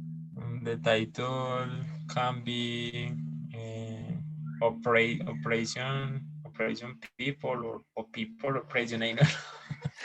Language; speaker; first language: English; non-native, learner; Spanish